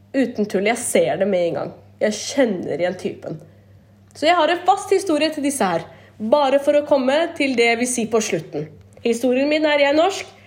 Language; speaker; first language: Norwegian; early bilingual, other home language; Kurdish